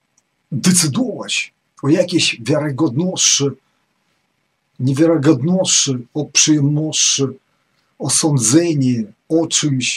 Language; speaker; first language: Polish; non-native, fluent; Ukrainian